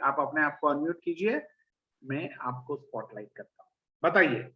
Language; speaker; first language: Hindi; native; Hindi